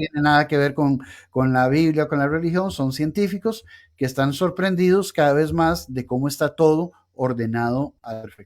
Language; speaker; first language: Spanish; native; Spanish